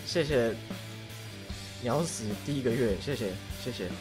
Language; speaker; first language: Chinese; native; Chinese